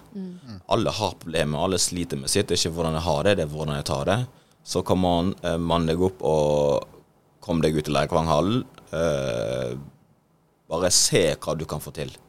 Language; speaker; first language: Norwegian; early bilingual, other home language; Swahili